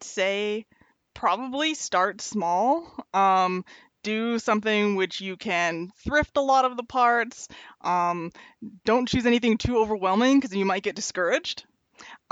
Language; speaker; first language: English; native; English